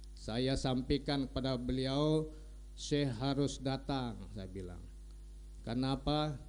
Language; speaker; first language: Indonesian; non-native, local second language; Sasak